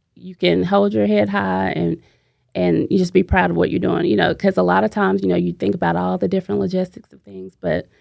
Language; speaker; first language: English; native; English